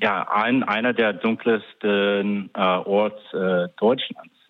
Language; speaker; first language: German; non-native, fluent; English